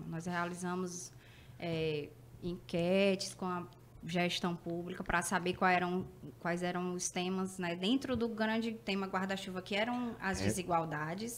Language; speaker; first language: Portuguese; native; Portuguese